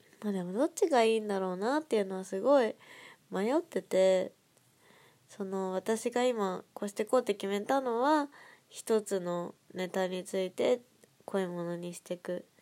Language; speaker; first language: Japanese; native; Japanese